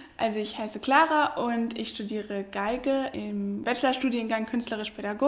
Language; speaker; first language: German; native; German